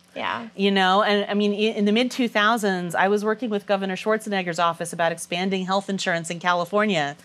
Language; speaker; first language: English; native; English